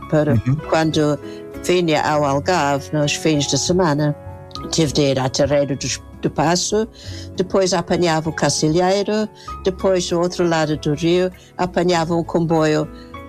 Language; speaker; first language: Portuguese; non-native, fluent; English